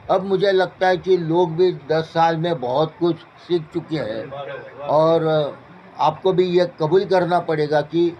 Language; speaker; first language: Hindi; non-native, local second language; Marathi